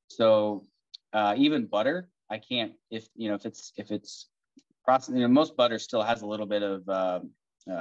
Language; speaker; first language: English; native; English